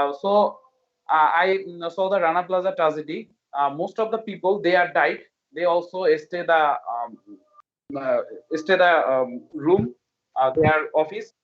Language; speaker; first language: English; non-native, learner; Bangla